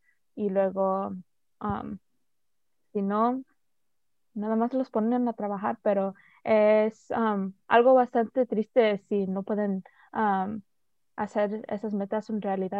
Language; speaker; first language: Spanish; early bilingual, heritage; Spanish